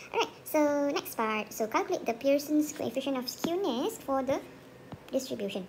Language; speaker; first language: English; non-native, local second language; Malay